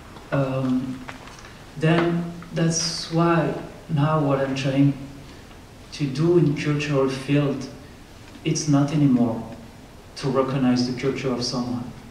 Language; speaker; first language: English; non-native, fluent; French